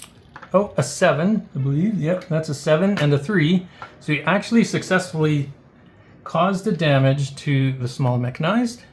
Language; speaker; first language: English; native; English